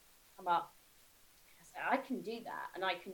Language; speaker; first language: English; native; English